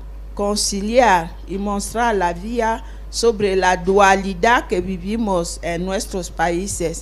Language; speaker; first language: Spanish; non-native, fluent; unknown